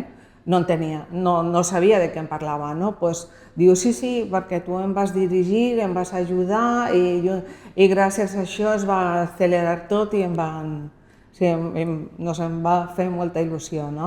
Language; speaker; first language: Catalan; non-native, local second language; Spanish